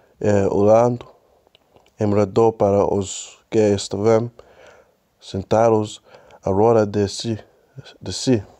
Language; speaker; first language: Portuguese; non-native, learner; Spanish